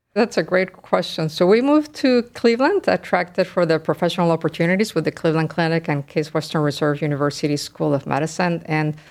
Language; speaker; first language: English; early bilingual, other home language; Spanish